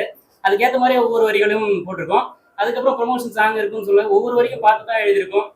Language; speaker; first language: Tamil; native; Tamil